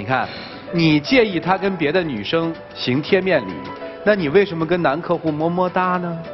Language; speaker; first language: Chinese; native; Chinese